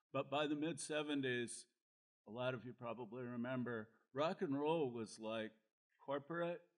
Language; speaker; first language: English; native; English